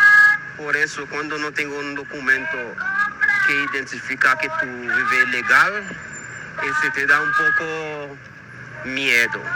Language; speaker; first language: Spanish; non-native, learner; Haitian Creole